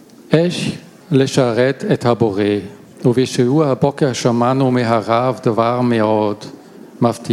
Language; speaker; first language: Hebrew; non-native, learner; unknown